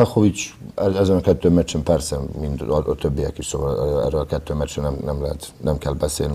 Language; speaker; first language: Hungarian; non-native, fluent; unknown